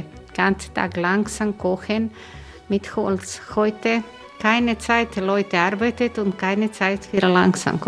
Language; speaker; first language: German; non-native, learner; Croatian